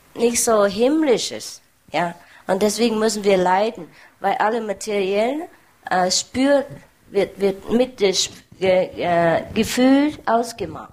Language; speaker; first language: German; non-native, learner; Vietnamese